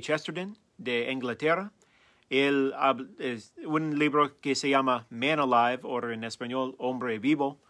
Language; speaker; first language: Spanish; non-native, learner; English